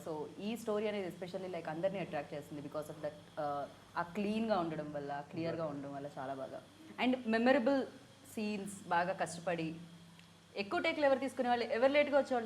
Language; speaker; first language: Telugu; native; Telugu